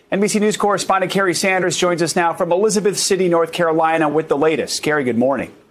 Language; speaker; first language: English; native; English